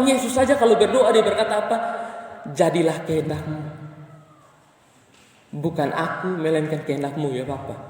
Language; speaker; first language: Indonesian; non-native, local second language; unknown